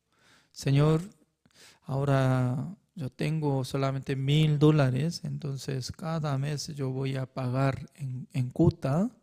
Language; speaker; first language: Spanish; non-native, fluent; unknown